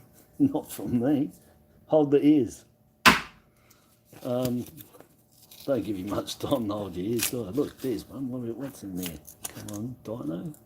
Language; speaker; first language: English; native; English